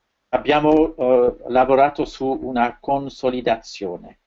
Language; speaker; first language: Italian; non-native, fluent; French